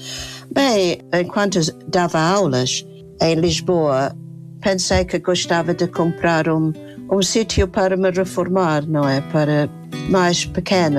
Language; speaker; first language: Portuguese; non-native, fluent; English